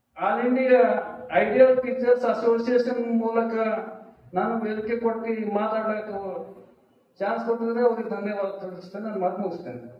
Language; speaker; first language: Kannada; native; Kannada